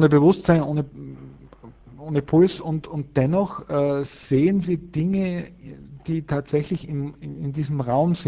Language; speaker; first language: German; native; German